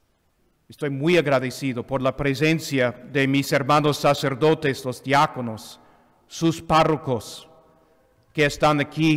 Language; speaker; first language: Spanish; non-native, fluent; English